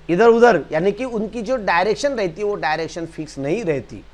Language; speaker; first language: Hindi; non-native, local second language; Marathi